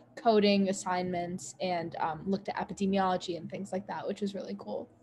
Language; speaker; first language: English; native; English